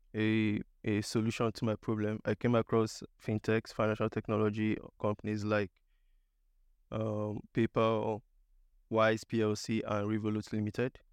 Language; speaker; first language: English; non-native, local second language; Igbo